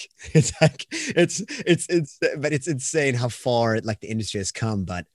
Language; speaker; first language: English; non-native, fluent; Swedish